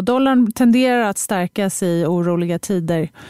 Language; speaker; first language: Swedish; native; Swedish